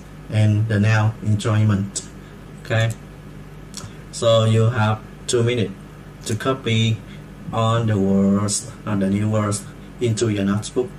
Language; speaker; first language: English; non-native, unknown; Vietnamese